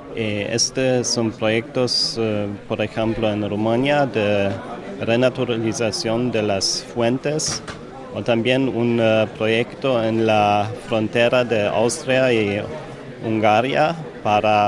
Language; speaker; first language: Spanish; non-native, learner; German